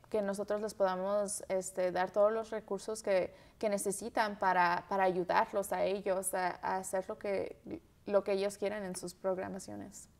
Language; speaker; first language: Spanish; early bilingual, heritage; Spanish